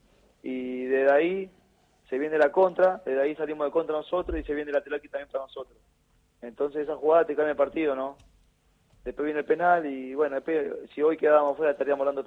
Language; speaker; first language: Spanish; native; Spanish